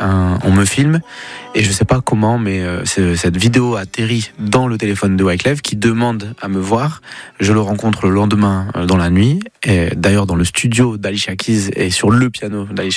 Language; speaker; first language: French; native; French